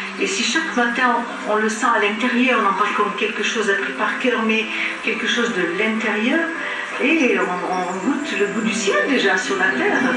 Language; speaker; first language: French; native; French